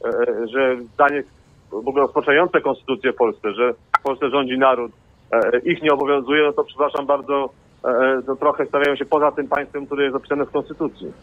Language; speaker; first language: Polish; native; Polish